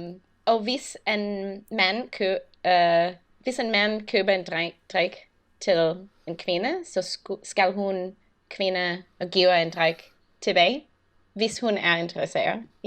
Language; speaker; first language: Danish; non-native, learner; English